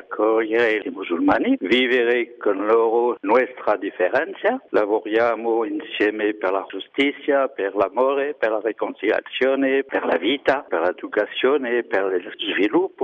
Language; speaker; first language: Italian; non-native, learner; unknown